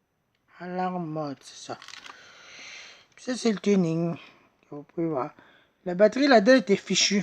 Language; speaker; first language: French; native; French